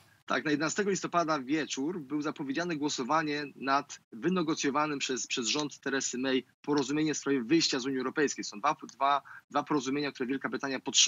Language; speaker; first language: Polish; native; Polish